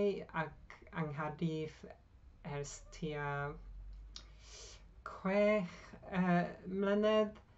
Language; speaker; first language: Welsh; non-native, learner; Hungarian